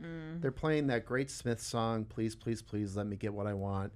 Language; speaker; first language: English; native; English